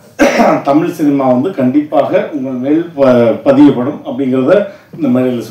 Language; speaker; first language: Tamil; native; Tamil